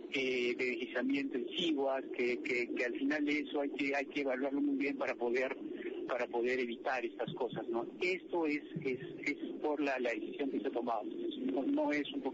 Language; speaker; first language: Spanish; native; Spanish